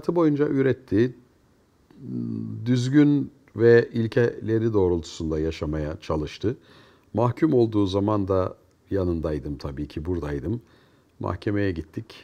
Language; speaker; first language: Turkish; native; Turkish